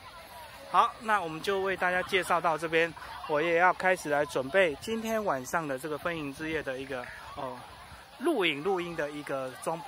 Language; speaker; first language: Chinese; native; Chinese